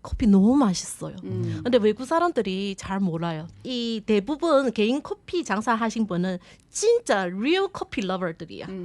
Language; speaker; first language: Korean; non-native, learner; Chinese